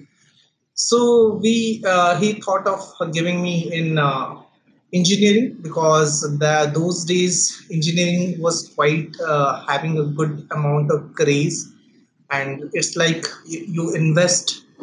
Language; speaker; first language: English; non-native, local second language; Odia